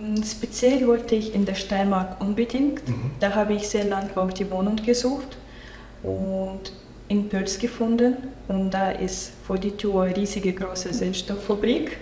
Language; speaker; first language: German; non-native, local second language; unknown